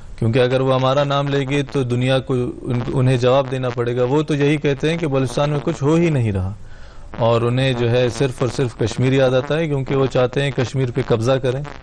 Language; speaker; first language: Urdu; non-native, local second language; Baluchi